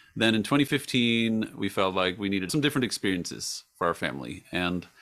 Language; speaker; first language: English; non-native, fluent; Swedish